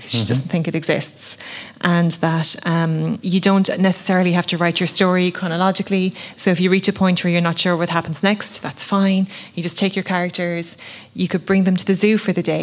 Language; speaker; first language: English; native; English